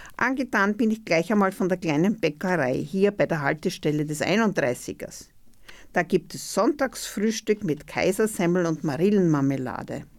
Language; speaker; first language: German; native; German